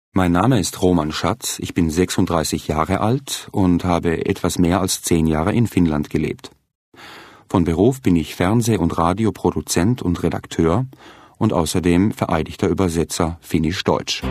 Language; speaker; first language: German; native; German